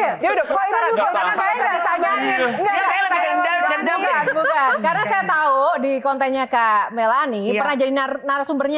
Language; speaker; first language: Indonesian; native; Indonesian